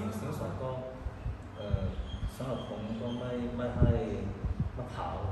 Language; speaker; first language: Thai; non-native, learner; Cantonese